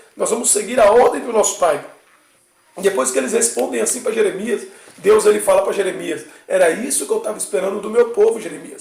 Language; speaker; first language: Portuguese; native; Portuguese